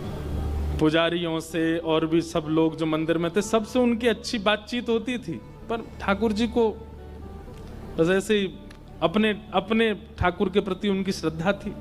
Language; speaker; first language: Hindi; native; Hindi